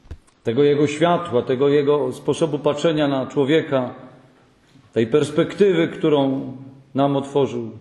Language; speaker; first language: Polish; native; Polish